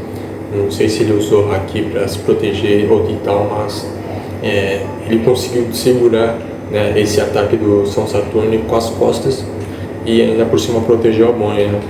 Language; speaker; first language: Portuguese; native; Portuguese